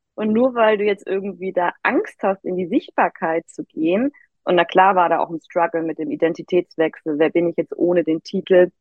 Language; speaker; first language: German; native; German